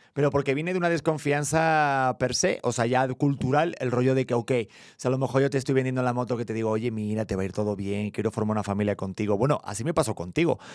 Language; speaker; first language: Spanish; native; Spanish